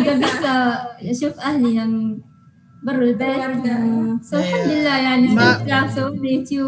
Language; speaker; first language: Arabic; early bilingual, other home language; Indonesian